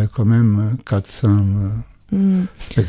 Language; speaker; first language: French; non-native, fluent; Croatian